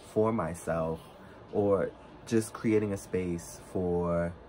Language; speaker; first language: English; native; English